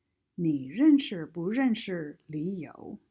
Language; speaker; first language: Chinese; non-native, fluent; English